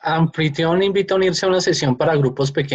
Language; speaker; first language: Spanish; native; Spanish